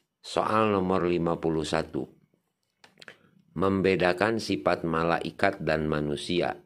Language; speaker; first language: Indonesian; non-native, local second language; Sundanese